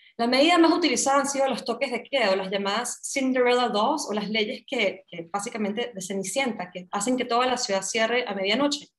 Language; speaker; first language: Spanish; native; Spanish